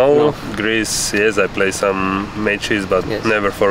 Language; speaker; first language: English; non-native, learner; Slovak